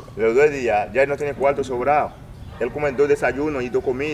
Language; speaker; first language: Spanish; native; Spanish